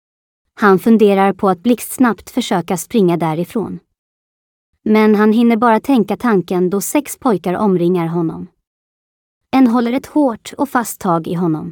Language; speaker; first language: Swedish; native; Swedish